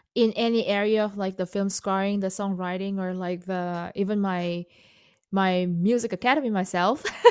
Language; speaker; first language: English; non-native, fluent; Indonesian